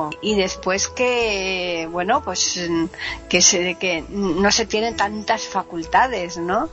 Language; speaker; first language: Spanish; native; Spanish